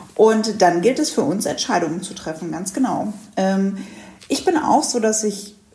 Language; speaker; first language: German; native; German